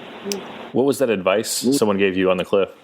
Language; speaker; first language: English; native; English